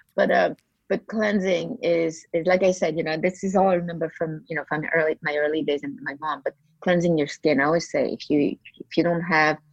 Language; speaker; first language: English; non-native, fluent; French